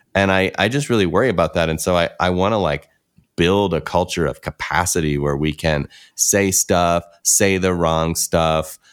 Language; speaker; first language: English; native; English